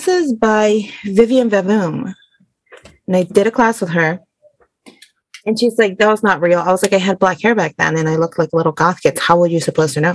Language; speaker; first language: English; early bilingual, other home language; Spanish